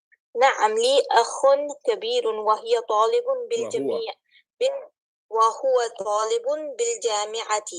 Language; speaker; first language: Arabic; non-native, learner; English